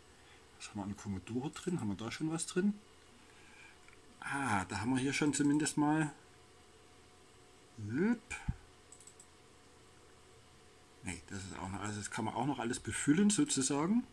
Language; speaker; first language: German; native; German